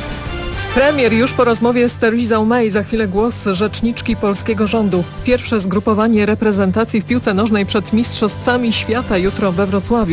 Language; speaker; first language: Polish; native; Polish